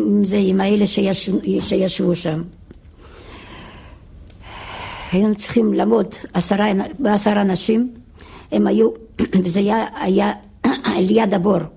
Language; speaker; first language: Hebrew; non-native, fluent; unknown